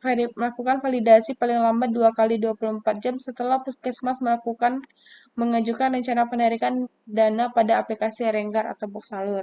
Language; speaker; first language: Indonesian; native; Indonesian